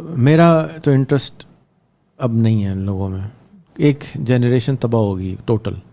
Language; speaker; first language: Urdu; native; Urdu